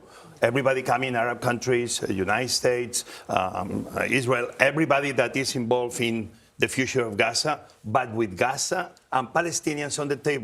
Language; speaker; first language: English; non-native, fluent; Spanish